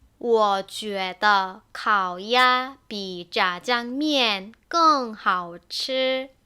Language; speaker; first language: Chinese; non-native, fluent; Korean